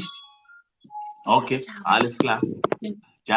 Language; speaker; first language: German; non-native, learner; Swahili